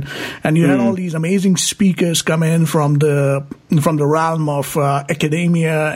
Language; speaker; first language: English; non-native, local second language; Hindi